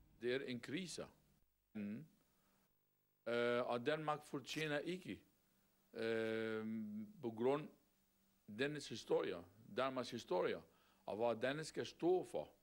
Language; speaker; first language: Danish; non-native, fluent; Arabic